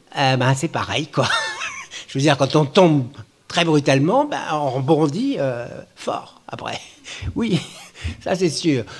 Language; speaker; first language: French; native; French